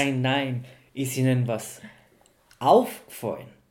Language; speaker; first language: German; native; German